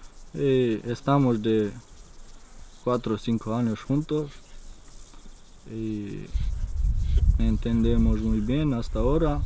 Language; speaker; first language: Spanish; non-native, fluent; Romanian